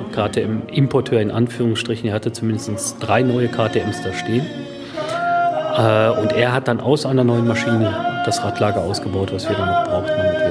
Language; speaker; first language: German; native; German